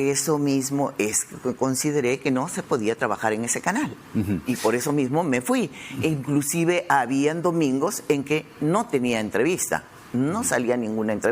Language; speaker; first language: Spanish; native; Spanish